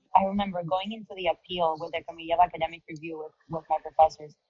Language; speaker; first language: English; non-native, fluent; Spanish